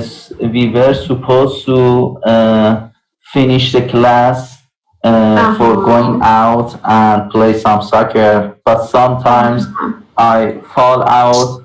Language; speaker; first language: English; non-native, learner; Persian